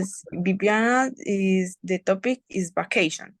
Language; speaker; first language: English; non-native, learner; Spanish